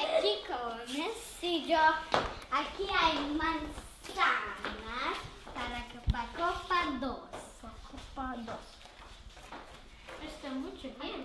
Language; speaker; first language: Spanish; non-native, learner; Lithuanian